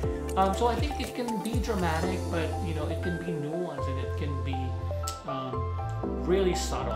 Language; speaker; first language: English; non-native, local second language; Filipino